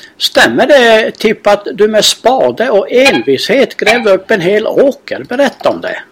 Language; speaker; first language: Swedish; native; Swedish